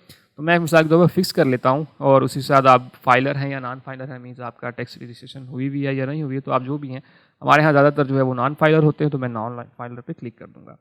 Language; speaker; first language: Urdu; non-native, local second language; Punjabi